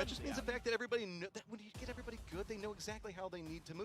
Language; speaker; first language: English; native; English